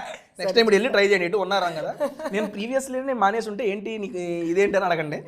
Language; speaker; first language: Telugu; native; Telugu